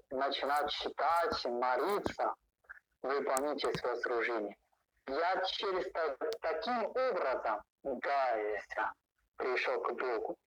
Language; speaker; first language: Russian; non-native, learner; Chinese